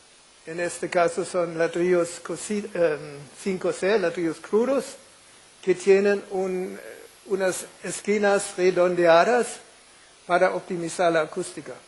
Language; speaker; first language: Spanish; non-native, fluent; German